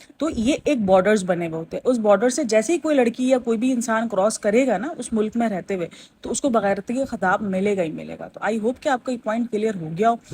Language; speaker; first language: Urdu; native; Urdu